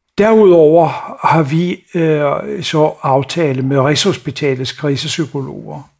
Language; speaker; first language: Danish; native; Danish